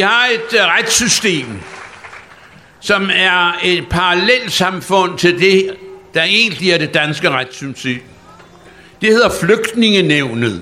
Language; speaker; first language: Danish; native; Danish